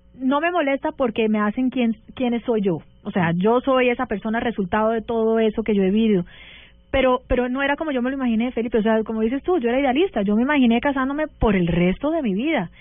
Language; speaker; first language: Spanish; early bilingual, heritage; Spanish